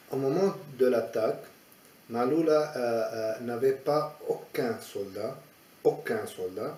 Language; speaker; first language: French; non-native, fluent; Aramaic